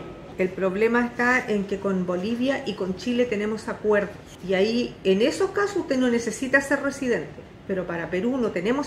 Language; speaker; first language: Spanish; native; Spanish